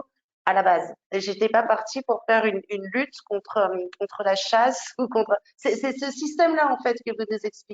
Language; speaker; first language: French; native; French